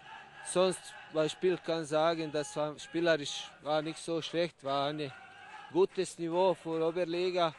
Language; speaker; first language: German; non-native, learner; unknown